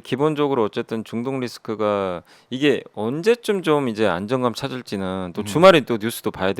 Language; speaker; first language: Korean; native; Korean